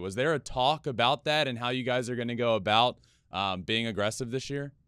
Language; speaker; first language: English; native; English